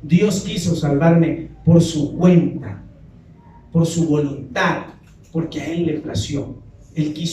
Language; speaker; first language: Spanish; native; Spanish